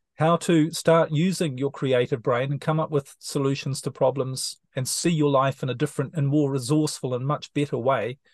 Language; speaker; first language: English; native; English